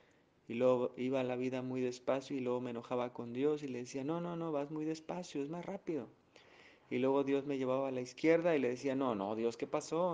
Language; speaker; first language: Spanish; native; Spanish